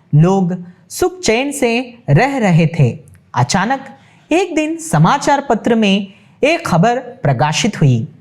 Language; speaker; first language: Hindi; non-native, local second language; Telugu